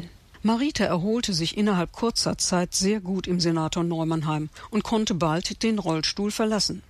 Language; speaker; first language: German; native; German